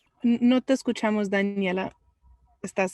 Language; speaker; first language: Spanish; early bilingual, heritage; Spanish